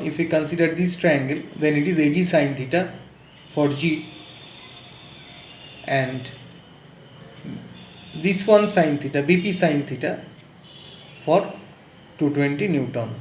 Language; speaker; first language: English; non-native, local second language; Bangla